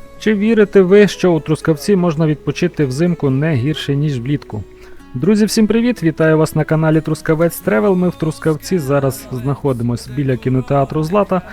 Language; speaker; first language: Ukrainian; native; Ukrainian